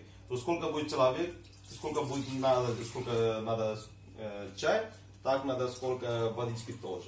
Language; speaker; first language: Russian; non-native, fluent; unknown